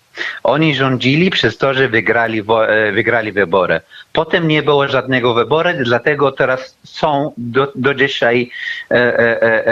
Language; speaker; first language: Polish; non-native, fluent; Arabic